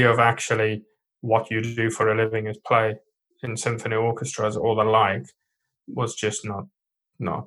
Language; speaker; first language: English; non-native, local second language; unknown